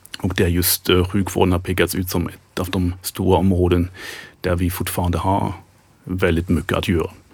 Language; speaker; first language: Swedish; non-native, fluent; German